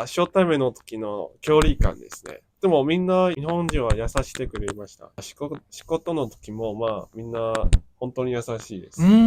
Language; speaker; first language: Japanese; non-native, fluent; Chinese